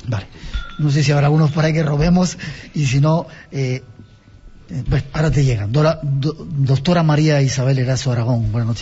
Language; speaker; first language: Spanish; native; Spanish